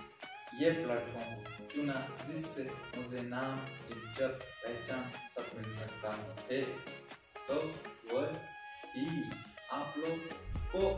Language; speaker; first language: Hindi; non-native, local second language; Bangla